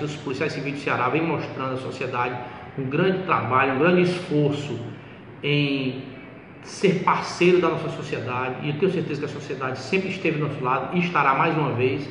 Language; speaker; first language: Portuguese; native; Portuguese